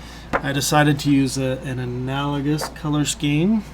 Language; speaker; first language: English; native; English